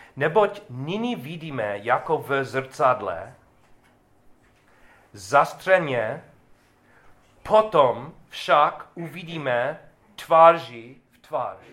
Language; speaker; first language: Czech; non-native, learner; English